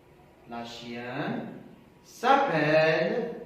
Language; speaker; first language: French; non-native, local second language; Arabic